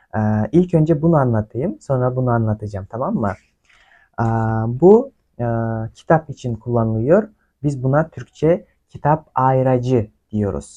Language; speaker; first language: Turkish; non-native, fluent; Kyrgyz